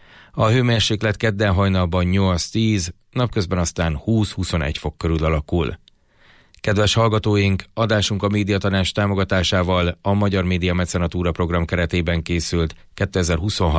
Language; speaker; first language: Hungarian; native; Hungarian